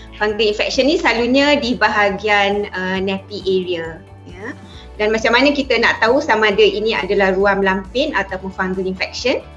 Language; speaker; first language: Malay; native; Malay